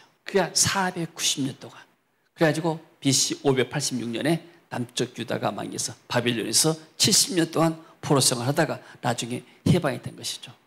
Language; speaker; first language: Korean; native; Korean